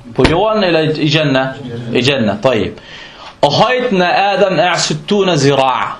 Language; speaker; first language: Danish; non-native, fluent; Arabic